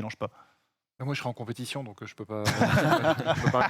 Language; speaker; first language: French; native; French